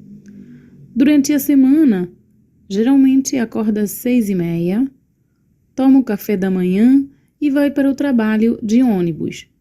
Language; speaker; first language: Portuguese; non-native, learner; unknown